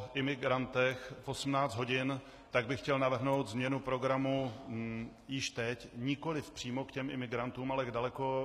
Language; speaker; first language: Czech; native; Czech